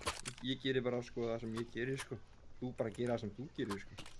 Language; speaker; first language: Icelandic; non-native, learner; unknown